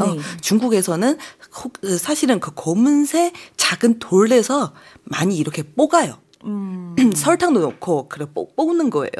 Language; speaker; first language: Korean; non-native, fluent; Chinese